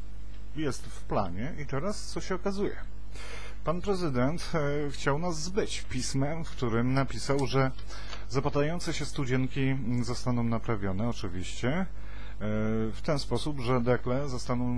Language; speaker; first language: Polish; native; Polish